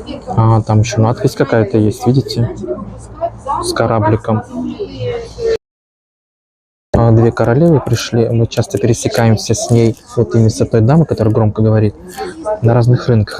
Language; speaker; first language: Russian; native; Russian